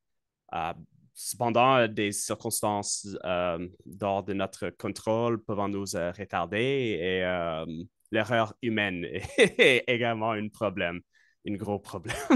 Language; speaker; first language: French; non-native, local second language; English